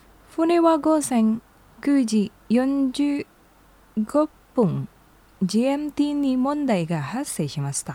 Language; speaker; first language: Japanese; non-native, learner; Indonesian